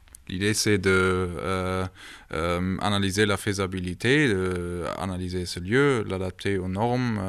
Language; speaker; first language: French; early bilingual, heritage; German